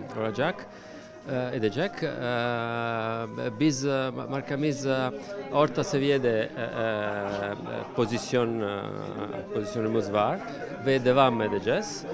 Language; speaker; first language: Turkish; non-native, learner; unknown